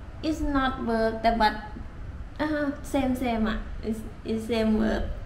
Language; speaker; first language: English; non-native, learner; Thai